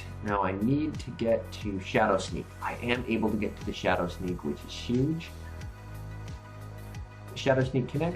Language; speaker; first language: English; native; English